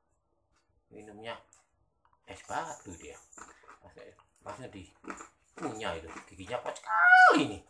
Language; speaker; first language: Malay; non-native, local second language; Javanese